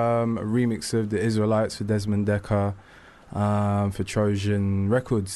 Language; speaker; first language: English; native; English